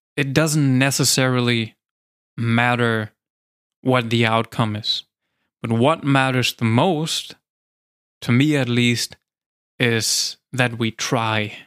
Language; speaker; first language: English; non-native, fluent; German